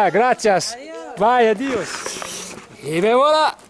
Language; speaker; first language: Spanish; non-native, learner; French